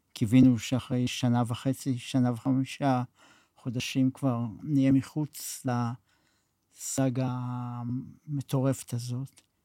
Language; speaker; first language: Hebrew; early bilingual, other home language; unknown